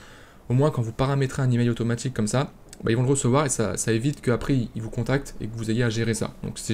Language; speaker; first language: French; native; French